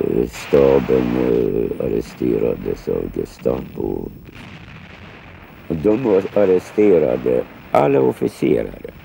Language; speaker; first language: Swedish; non-native, fluent; Lithuanian